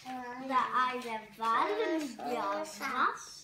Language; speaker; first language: German; non-native, learner; Hungarian